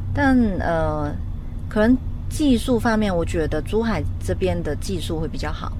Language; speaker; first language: Chinese; non-native, local second language; Cantonese